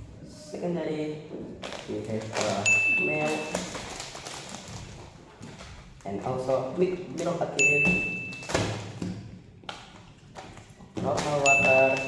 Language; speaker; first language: English; non-native, learner; Indonesian